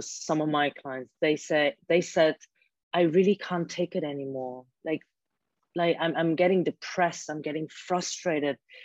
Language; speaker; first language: English; non-native, fluent; German